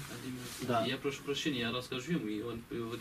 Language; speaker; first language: Russian; non-native, learner; Kurdish